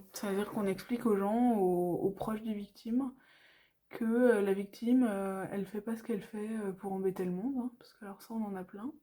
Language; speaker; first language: French; native; French